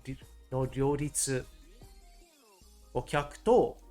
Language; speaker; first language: Japanese; non-native, learner; English